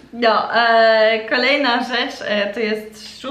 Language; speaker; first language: Polish; early bilingual, heritage; Polish